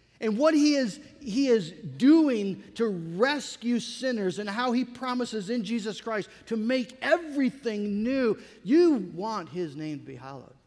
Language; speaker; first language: English; native; English